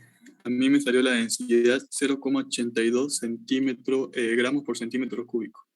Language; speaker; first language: Spanish; native; Spanish